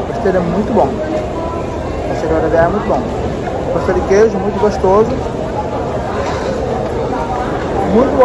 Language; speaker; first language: Portuguese; non-native, learner; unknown